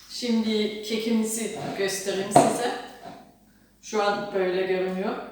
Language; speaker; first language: Turkish; non-native, learner; German